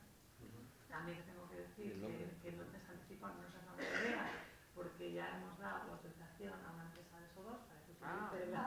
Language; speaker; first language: Spanish; native; Spanish